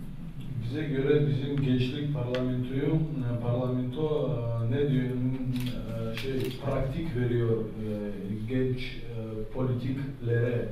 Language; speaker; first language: Turkish; non-native, learner; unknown